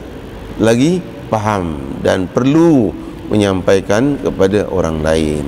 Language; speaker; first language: Malay; native; Malay